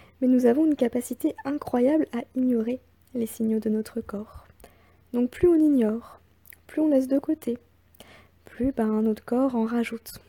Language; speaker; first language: French; native; French